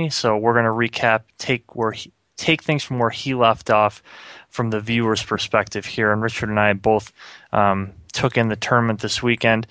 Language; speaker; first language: English; native; English